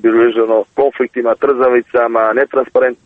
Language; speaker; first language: Serbian; native; Serbian